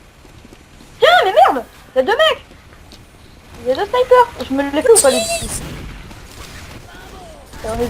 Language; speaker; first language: French; native; French